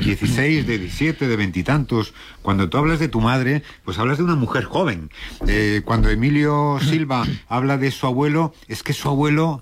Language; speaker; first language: Spanish; native; Spanish